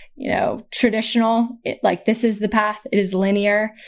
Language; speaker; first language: English; native; English